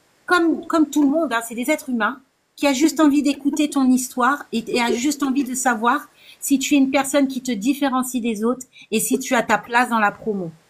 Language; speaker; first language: French; native; French